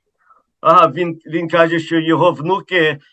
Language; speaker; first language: Ukrainian; early bilingual, heritage; Ukrainian